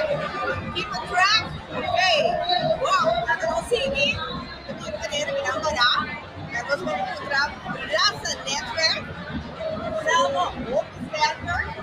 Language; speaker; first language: Dutch; non-native, local second language; Papiamento